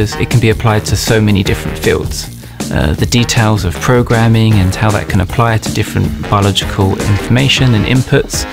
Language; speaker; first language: English; native; English